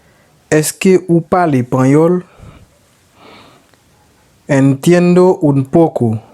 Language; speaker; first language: Spanish; non-native, learner; Haitian Creole